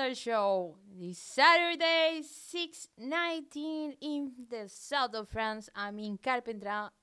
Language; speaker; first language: English; non-native, fluent; Spanish